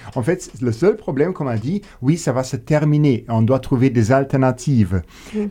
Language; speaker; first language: French; non-native, local second language; Luxembourgish